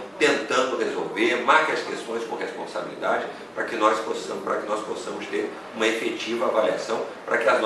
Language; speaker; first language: Portuguese; native; Portuguese